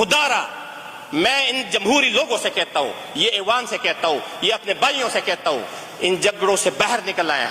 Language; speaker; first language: Urdu; non-native, local second language; Pashto